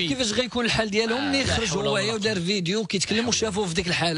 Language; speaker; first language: Arabic; native; Arabic